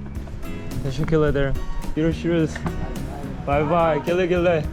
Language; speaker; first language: Turkish; non-native, learner; Korean